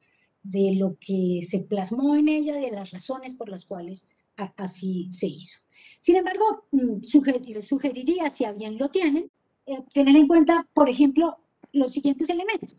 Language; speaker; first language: Spanish; native; Spanish